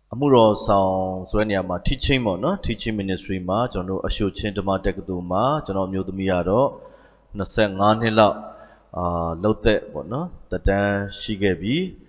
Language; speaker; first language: Burmese; non-native, local second language; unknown